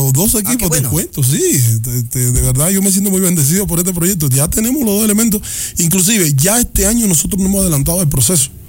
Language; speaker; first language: Spanish; native; Spanish